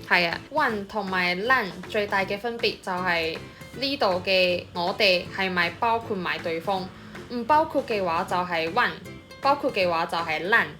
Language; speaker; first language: Cantonese; non-native, fluent; Min Nan Chinese